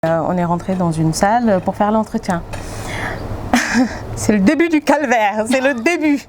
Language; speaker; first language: French; native; French